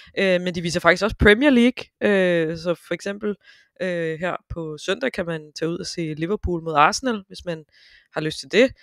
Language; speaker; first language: Danish; native; Danish